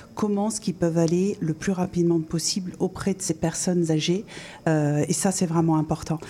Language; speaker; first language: French; native; French